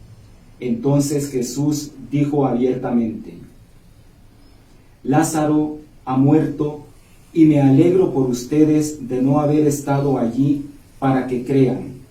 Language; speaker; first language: Spanish; native; Spanish